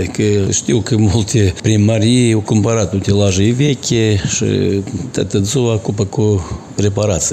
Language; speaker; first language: Romanian; non-native, local second language; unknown